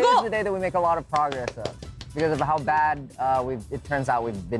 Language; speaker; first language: English; native; English